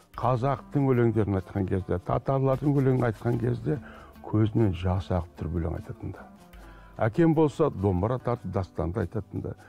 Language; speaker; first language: Kazakh; native; Kazakh